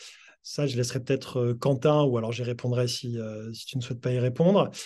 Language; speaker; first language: French; native; French